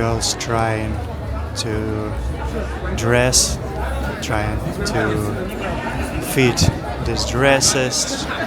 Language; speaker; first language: English; non-native, fluent; Russian